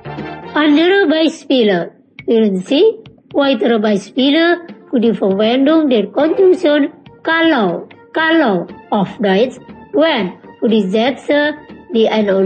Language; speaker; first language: German; non-native, learner; Indonesian